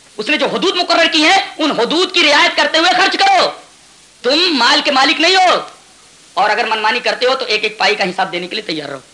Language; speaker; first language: Urdu; native; Urdu